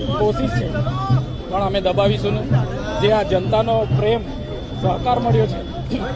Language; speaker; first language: Gujarati; non-native, local second language; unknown